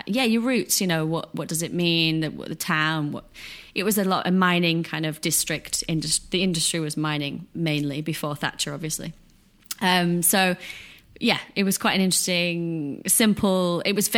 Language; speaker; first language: English; native; English